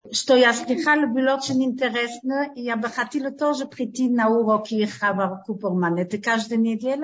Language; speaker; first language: Russian; early bilingual, heritage; Hebrew